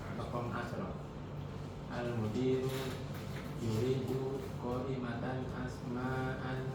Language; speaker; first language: Arabic; non-native, learner; Indonesian